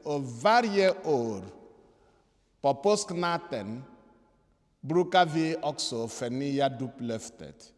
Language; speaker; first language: Swedish; non-native, fluent; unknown